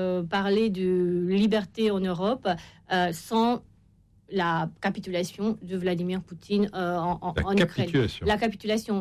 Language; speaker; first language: French; non-native, fluent; Romanian